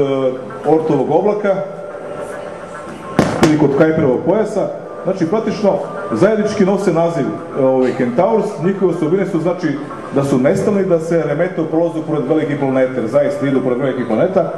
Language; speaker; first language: Serbian; native; Serbian